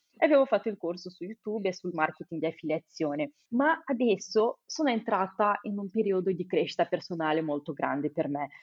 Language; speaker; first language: Italian; non-native, fluent; Romanian